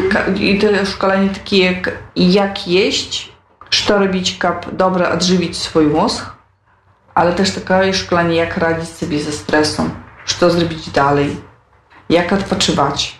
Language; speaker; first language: Polish; non-native, local second language; Ukrainian